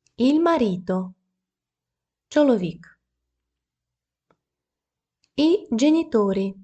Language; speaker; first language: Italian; non-native, fluent; Ukrainian